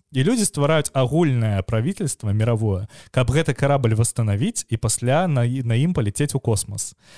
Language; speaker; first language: Belarusian; non-native, local second language; Russian